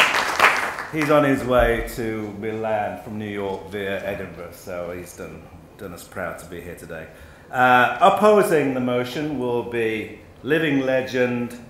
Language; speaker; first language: English; native; English